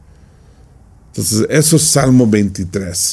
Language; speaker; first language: Spanish; non-native, fluent; English